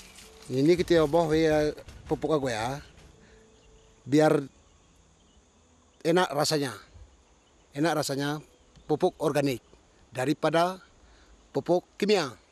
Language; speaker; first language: Indonesian; non-native, local second language; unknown